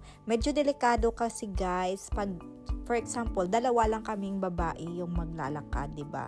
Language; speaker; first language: Filipino; non-native, local second language; Hiligaynon